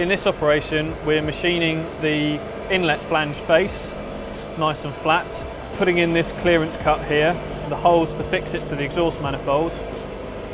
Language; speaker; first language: English; native; English